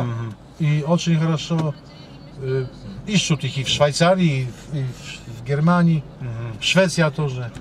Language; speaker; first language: Russian; non-native, learner; Polish